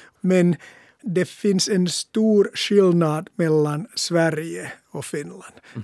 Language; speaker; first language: Swedish; non-native, local second language; Finnish